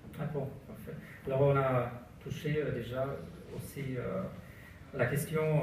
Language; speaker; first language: French; non-native, learner; German